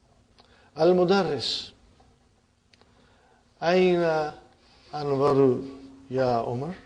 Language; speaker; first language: Arabic; non-native, fluent; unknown